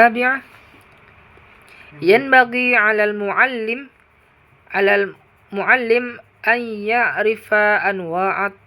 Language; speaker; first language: Arabic; non-native, learner; Indonesian